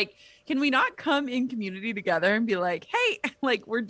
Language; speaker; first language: English; native; English